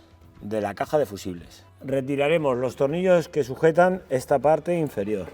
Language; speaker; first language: Spanish; native; Spanish